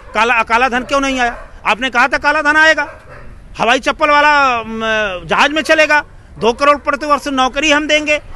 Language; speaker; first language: Hindi; native; Hindi